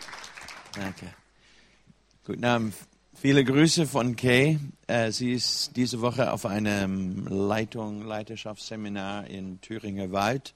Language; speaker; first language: German; non-native, fluent; English